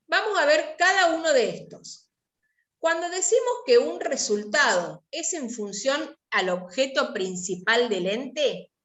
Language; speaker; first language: Spanish; native; Spanish